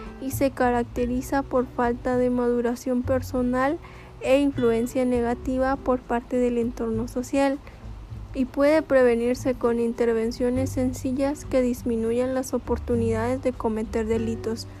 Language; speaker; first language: Spanish; native; Spanish